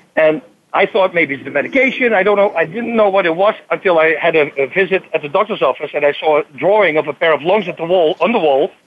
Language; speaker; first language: English; non-native, fluent; Dutch